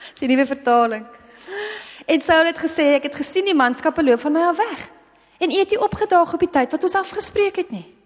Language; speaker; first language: Afrikaans; non-native, local second language; English